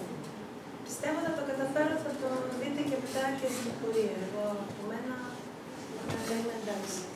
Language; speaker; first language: Greek; early bilingual, other home language; Russian